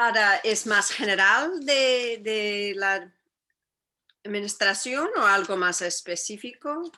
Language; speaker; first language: Spanish; non-native, fluent; English